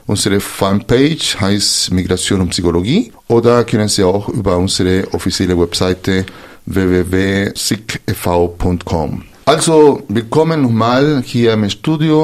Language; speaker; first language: German; non-native, fluent; Spanish